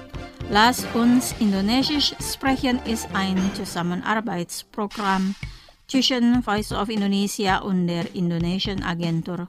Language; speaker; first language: German; non-native, fluent; Indonesian